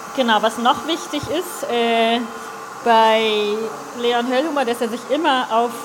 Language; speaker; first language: German; native; German